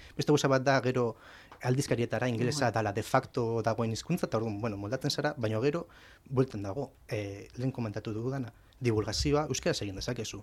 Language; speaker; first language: Basque; native; Basque